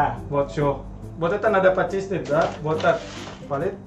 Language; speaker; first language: Russian; non-native, learner; Indonesian